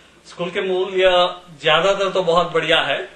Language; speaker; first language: Hindi; native; Hindi